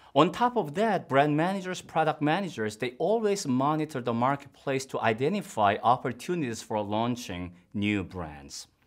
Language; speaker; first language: English; non-native, fluent; Korean